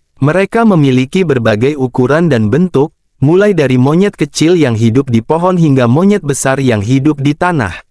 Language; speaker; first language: Indonesian; native; Indonesian